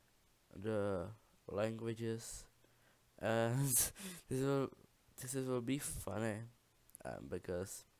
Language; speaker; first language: English; non-native, learner; Czech